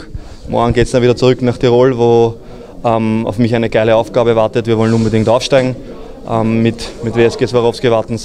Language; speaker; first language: German; native; German